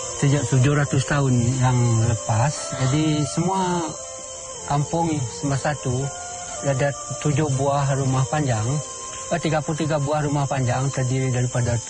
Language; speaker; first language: Malay; non-native, local second language; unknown